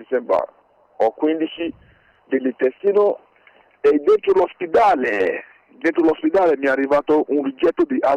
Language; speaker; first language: Italian; non-native, fluent; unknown